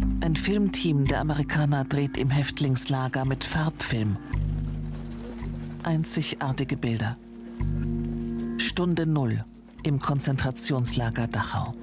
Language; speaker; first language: German; native; German